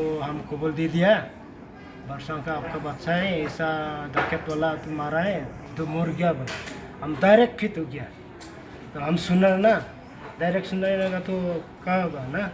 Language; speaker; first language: Hindi; non-native, local second language; Khasi